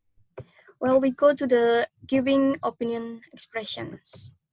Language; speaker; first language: English; non-native, learner; Indonesian